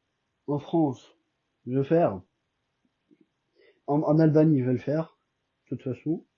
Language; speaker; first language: French; non-native, fluent; Albanian